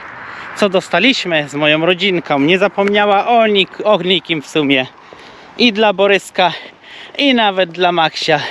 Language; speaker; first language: Polish; native; Polish